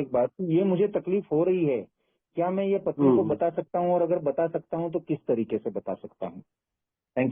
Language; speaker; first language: Hindi; native; Hindi